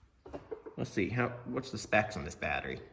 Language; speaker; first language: English; native; English